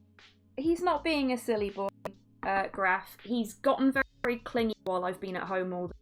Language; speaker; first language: English; native; English